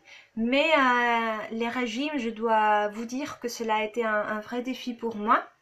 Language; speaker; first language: French; non-native, fluent; Spanish